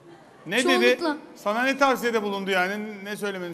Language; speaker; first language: Turkish; native; Turkish